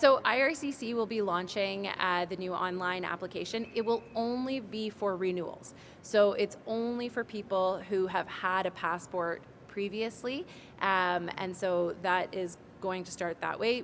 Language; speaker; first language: English; native; English